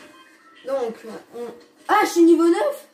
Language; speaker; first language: French; native; French